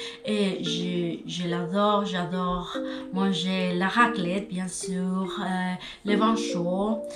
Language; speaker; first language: French; non-native, learner; Spanish